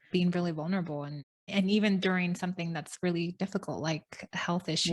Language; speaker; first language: English; native; English